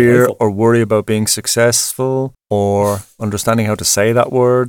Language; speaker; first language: English; native; English